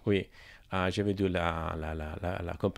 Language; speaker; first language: French; non-native, learner; Italian